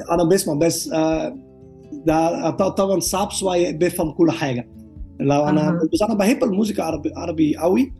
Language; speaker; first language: Arabic; non-native, learner; Dutch